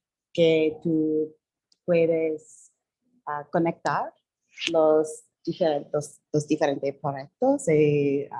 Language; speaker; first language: Spanish; non-native, learner; English